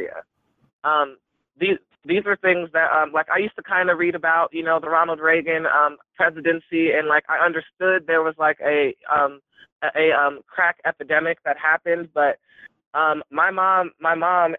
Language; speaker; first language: English; native; English